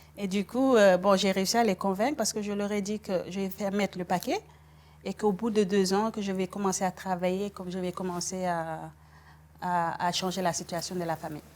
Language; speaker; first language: French; non-native, local second language; Wolof